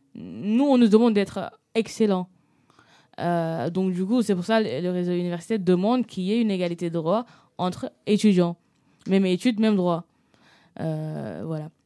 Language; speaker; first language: French; non-native, local second language; Wolof